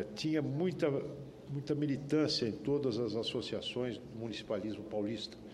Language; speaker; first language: Portuguese; native; Portuguese